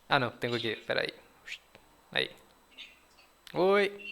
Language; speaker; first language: Spanish; early bilingual, heritage; Portuguese